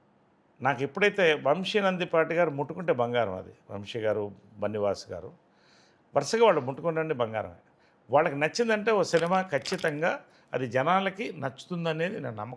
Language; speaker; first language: Telugu; native; Telugu